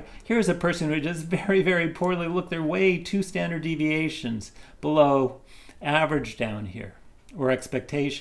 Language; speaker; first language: English; native; English